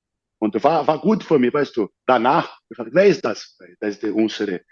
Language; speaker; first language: German; non-native, learner; Portuguese